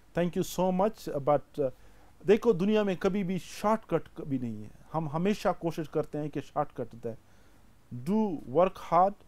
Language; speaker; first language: Urdu; non-native, local second language; Pashto